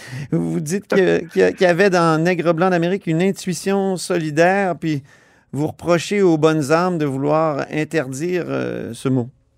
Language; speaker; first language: French; native; French